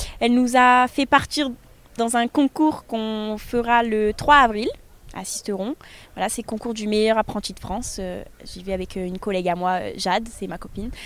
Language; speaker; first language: French; native; French